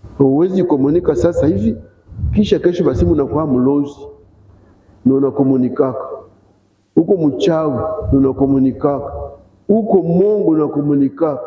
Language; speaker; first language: Swahili; non-native, local second language; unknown